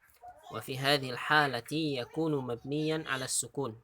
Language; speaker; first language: Arabic; non-native, fluent; Indonesian